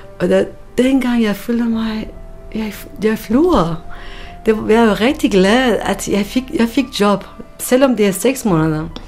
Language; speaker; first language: Danish; non-native, learner; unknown